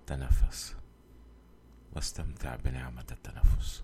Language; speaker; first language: Arabic; native; Arabic